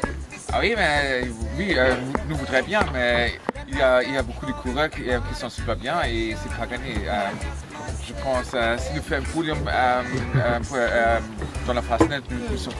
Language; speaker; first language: French; non-native, learner; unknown